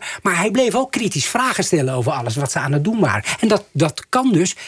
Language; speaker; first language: Dutch; native; Dutch